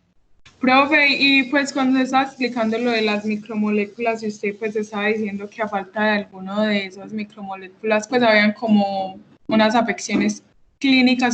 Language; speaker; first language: Spanish; native; Spanish